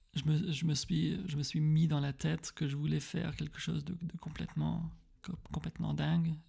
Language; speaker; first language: French; early bilingual, heritage; French